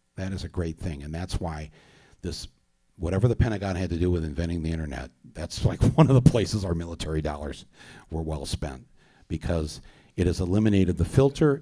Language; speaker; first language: English; native; English